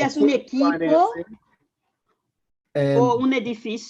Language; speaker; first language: Spanish; non-native, fluent; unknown